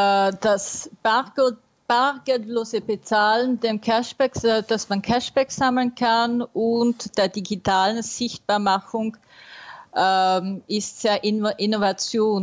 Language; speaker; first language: German; non-native, local second language; French